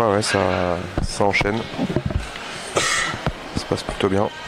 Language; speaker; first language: French; native; French